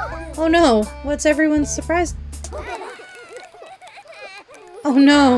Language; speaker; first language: English; native; English